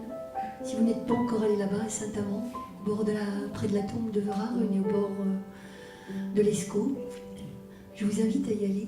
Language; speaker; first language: French; native; French